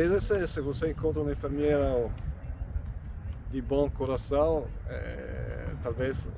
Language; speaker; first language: Portuguese; non-native, fluent; Italian